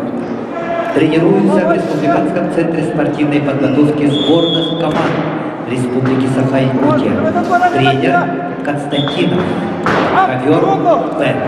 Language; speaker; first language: Russian; native; Russian